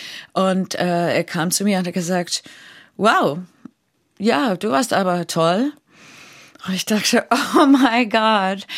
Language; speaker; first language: German; non-native, fluent; English